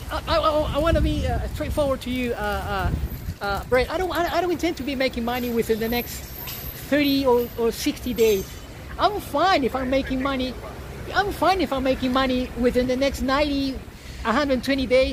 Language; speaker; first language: English; non-native, fluent; Spanish